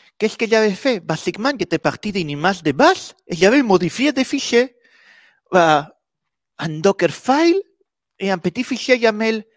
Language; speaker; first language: French; non-native, fluent; Spanish